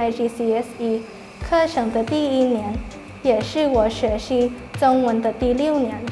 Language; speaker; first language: Chinese; non-native, learner; Thai